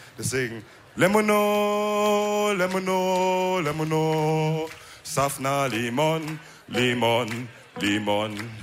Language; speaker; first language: German; early bilingual, other home language; Wolof